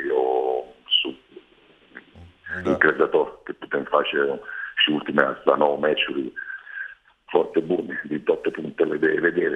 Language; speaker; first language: Romanian; non-native, fluent; Italian